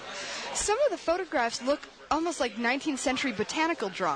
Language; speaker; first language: English; native; English